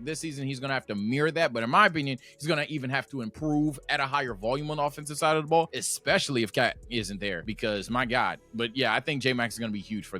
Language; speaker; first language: English; native; English